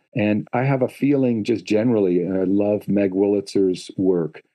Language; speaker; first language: English; native; English